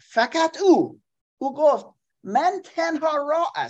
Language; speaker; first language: Persian; non-native, fluent; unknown